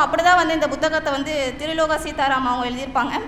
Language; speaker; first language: Tamil; native; Tamil